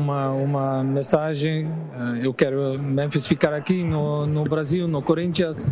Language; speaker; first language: Portuguese; non-native, learner; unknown